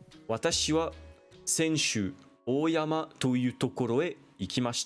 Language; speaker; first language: Japanese; non-native, learner; French